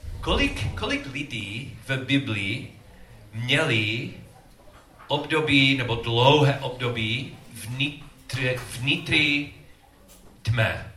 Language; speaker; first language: Czech; non-native, learner; English